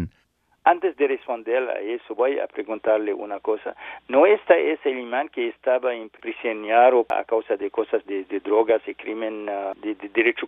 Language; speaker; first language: Spanish; non-native, learner; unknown